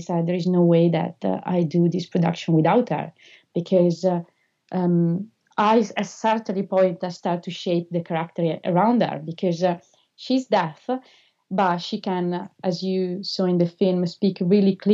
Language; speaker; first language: English; non-native, fluent; Italian